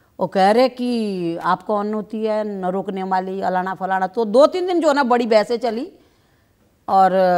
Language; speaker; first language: Hindi; native; Hindi